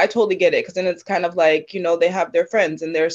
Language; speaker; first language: English; native; English